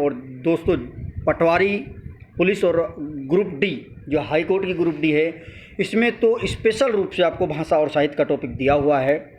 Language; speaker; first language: Hindi; native; Hindi